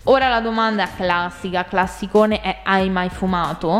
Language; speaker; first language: Italian; native; Italian